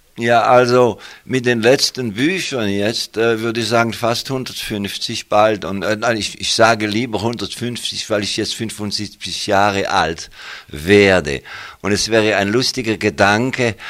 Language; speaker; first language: German; non-native, local second language; Swiss German